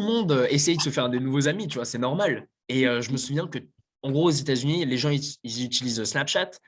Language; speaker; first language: French; native; French